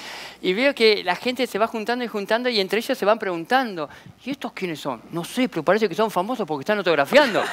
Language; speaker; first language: Spanish; native; Spanish